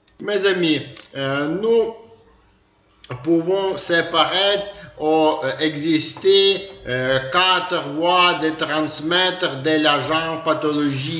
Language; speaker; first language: French; non-native, learner; Ukrainian